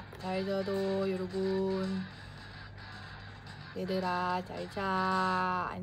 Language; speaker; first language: Korean; non-native, learner; Indonesian